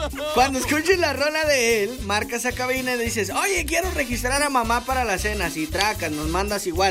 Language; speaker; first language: Spanish; native; Spanish